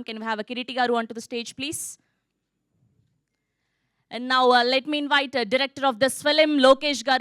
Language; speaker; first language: Telugu; native; Telugu